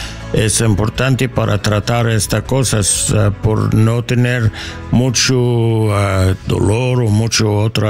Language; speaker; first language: Spanish; non-native, learner; English